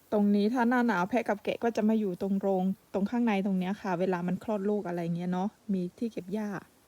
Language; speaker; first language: Thai; native; Thai